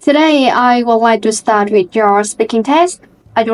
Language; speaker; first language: English; non-native, fluent; Vietnamese